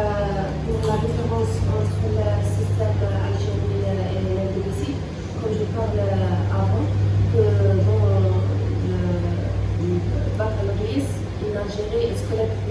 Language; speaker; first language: French; non-native, local second language; Arabic